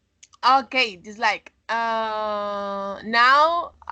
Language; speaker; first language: English; non-native, learner; Spanish